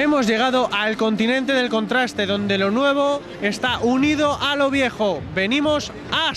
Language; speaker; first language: Spanish; native; Spanish